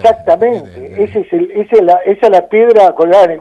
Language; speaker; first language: Spanish; native; Spanish